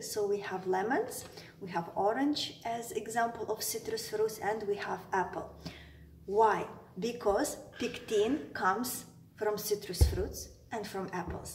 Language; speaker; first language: English; non-native, fluent; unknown